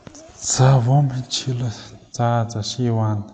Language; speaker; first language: Chinese; non-native, fluent; Mongolian